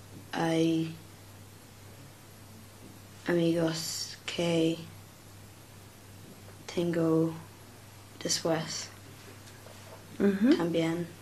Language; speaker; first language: Spanish; non-native, learner; English